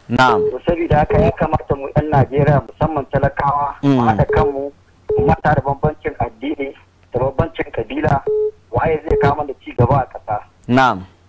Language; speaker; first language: Hausa; native; Hausa